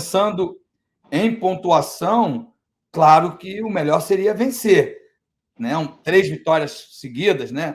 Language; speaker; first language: Portuguese; native; Portuguese